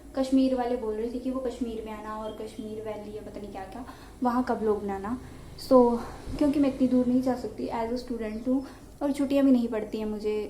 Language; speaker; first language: Hindi; non-native, local second language; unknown